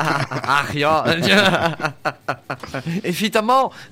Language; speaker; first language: French; native; French